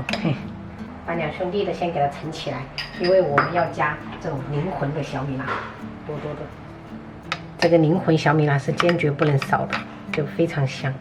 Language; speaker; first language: Chinese; native; Chinese